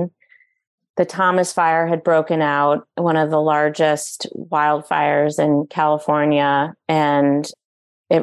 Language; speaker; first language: English; native; English